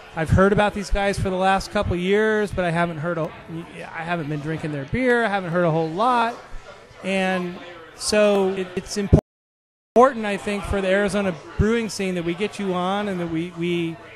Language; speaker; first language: English; native; English